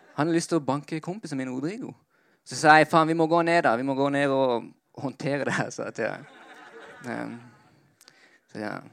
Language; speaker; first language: Norwegian; early bilingual, other home language; Spanish